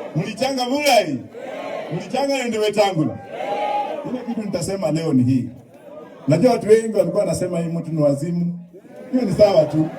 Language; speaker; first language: Swahili; non-native, local second language; Luyia